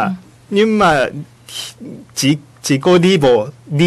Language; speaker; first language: Vietnamese; non-native, fluent; Japanese